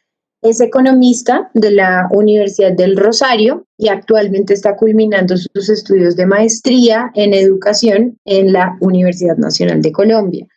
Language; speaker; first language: Spanish; native; Spanish